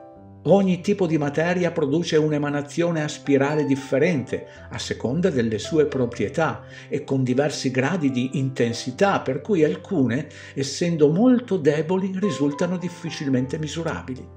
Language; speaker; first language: Italian; native; Italian